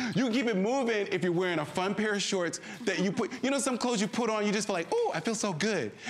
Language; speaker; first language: English; native; English